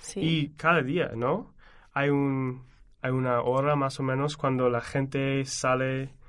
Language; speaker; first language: Spanish; non-native, fluent; English